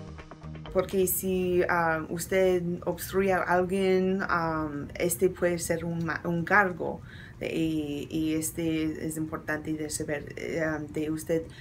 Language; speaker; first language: Spanish; non-native, learner; English